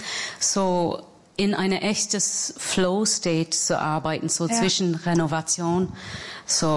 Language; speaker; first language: German; non-native, fluent; English